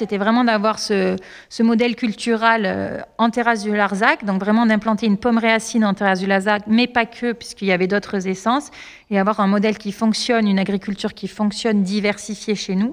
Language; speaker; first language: French; native; French